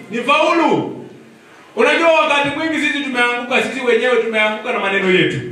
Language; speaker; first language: Swahili; non-native, local second language; Luyia